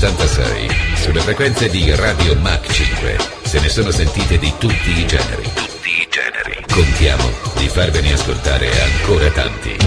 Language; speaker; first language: Italian; native; Italian